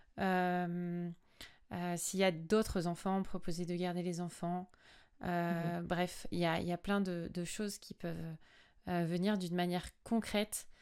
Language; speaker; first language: French; native; French